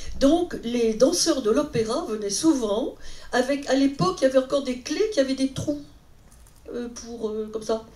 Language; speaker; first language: French; native; French